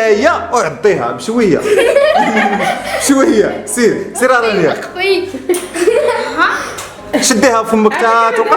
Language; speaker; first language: Arabic; native; Arabic